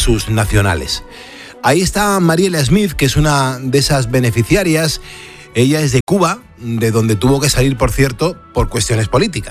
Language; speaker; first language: Spanish; native; Spanish